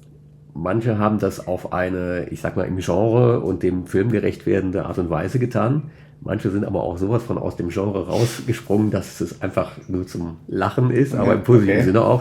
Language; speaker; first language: German; native; German